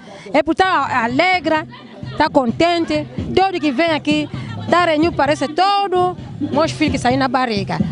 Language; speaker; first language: Portuguese; non-native, local second language; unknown